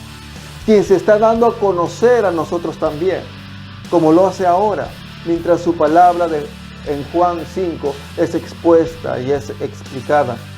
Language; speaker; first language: Spanish; native; Spanish